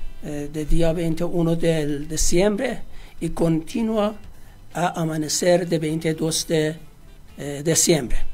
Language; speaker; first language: Spanish; non-native, fluent; Persian